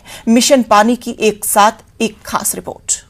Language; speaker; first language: Hindi; native; Hindi